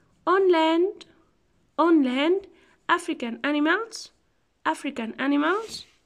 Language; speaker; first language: English; non-native, fluent; Arabic